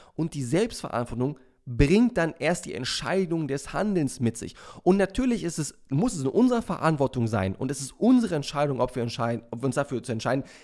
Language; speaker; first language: German; native; German